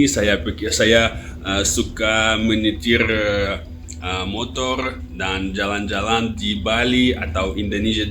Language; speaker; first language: Indonesian; non-native, learner; Russian